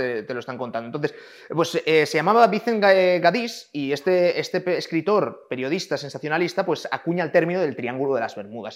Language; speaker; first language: Spanish; native; Spanish